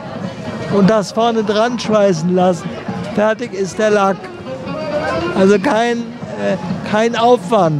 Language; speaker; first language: German; native; German